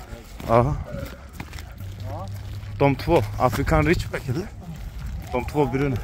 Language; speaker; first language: Swedish; non-native, fluent; Turkish